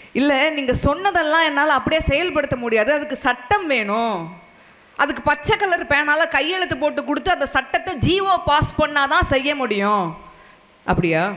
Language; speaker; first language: Tamil; non-native, local second language; Telugu